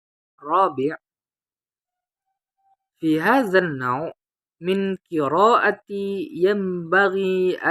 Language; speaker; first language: Arabic; non-native, learner; Indonesian